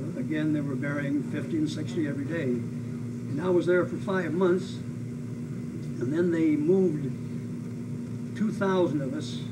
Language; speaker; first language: English; native; English